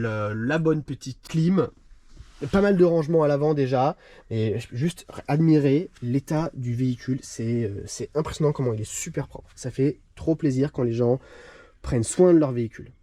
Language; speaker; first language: French; native; French